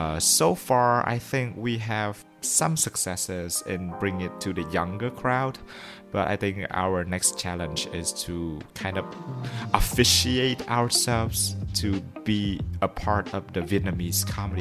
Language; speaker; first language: English; non-native, fluent; Vietnamese